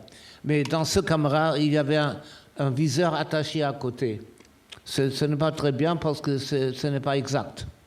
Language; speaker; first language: French; non-native, fluent; German